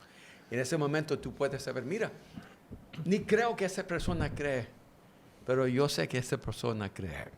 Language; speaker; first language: Spanish; early bilingual, heritage; English